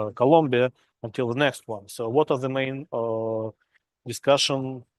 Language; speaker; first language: English; non-native, fluent; Russian